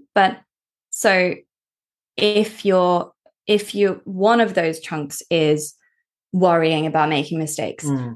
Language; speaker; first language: English; early bilingual, other home language; Norwegian